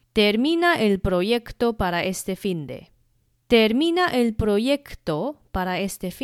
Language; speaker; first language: Spanish; non-native, fluent; Chinese